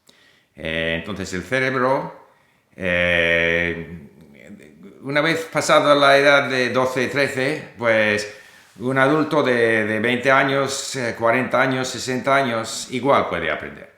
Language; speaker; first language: Spanish; non-native, fluent; English